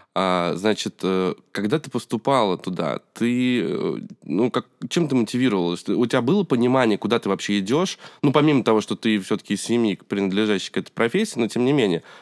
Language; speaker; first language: Russian; native; Russian